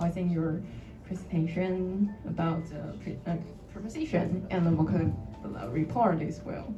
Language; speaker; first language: English; non-native, learner; Chinese